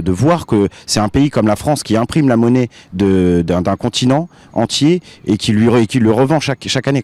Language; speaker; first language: French; native; French